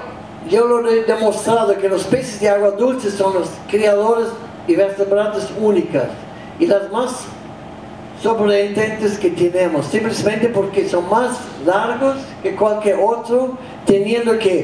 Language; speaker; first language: Spanish; non-native, fluent; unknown